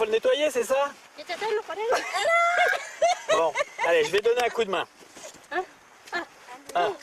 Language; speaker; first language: French; native; French